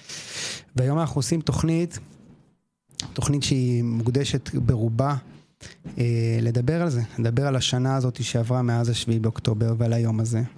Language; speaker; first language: Hebrew; native; Hebrew